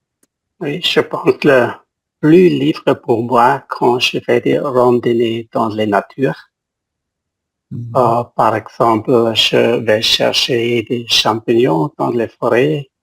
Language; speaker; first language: French; non-native, learner; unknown